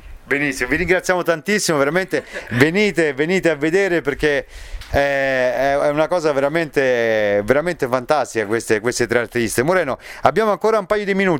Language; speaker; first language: Italian; native; Italian